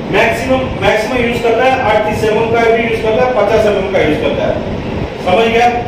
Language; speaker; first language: Hindi; non-native, local second language; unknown